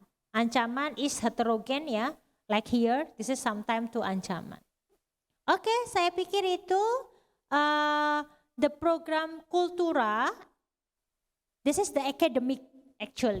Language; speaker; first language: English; non-native, learner; Indonesian